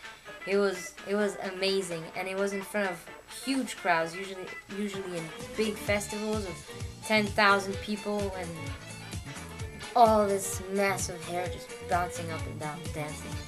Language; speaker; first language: English; non-native, fluent; French